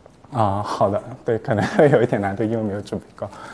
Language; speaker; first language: Chinese; native; Chinese